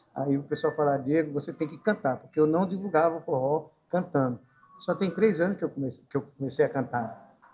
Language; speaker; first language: Portuguese; native; Portuguese